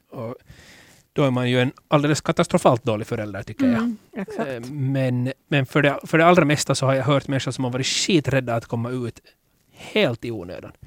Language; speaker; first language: Swedish; native; Swedish